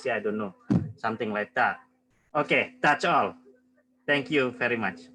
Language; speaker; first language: English; non-native, learner; Indonesian